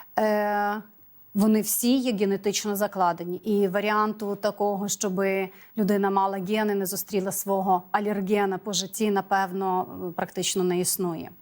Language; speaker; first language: Ukrainian; native; Ukrainian